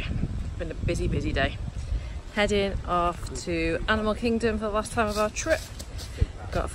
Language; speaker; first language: English; native; English